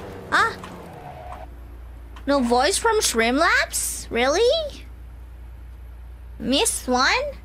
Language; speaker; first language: English; non-native, fluent; Indonesian